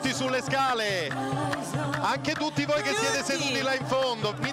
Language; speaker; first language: Italian; native; Italian